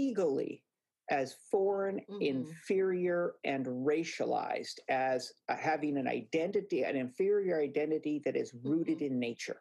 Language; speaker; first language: English; native; English